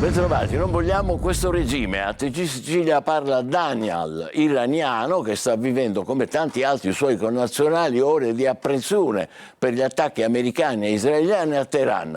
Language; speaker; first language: Italian; native; Italian